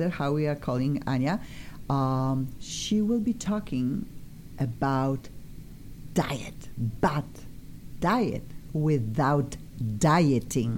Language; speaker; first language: English; non-native, fluent; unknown